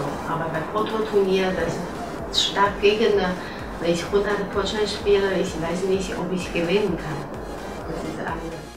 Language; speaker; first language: German; non-native, learner; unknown